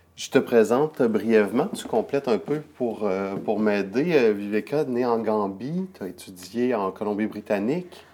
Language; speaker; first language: French; native; French